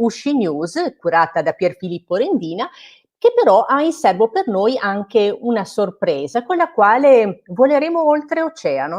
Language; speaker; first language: Italian; native; Italian